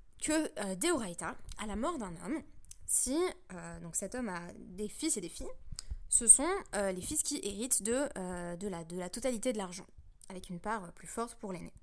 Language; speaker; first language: French; native; French